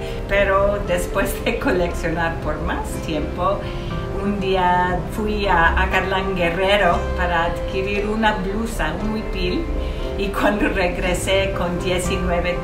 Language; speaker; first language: Spanish; early bilingual, heritage; English